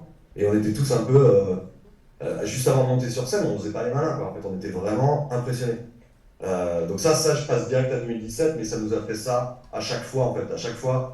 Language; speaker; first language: French; native; French